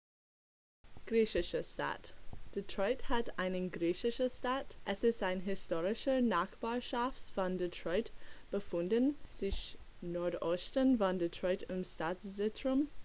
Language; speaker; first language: German; non-native, learner; English